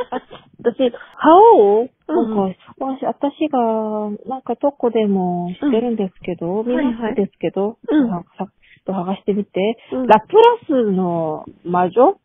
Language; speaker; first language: Japanese; non-native, learner; Korean